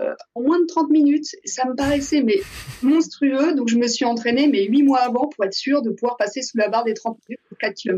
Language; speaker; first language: French; native; French